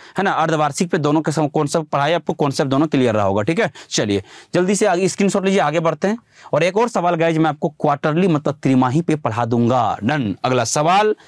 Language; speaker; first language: Hindi; native; Hindi